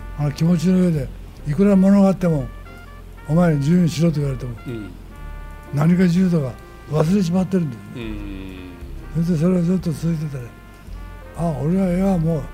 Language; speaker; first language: Japanese; native; Japanese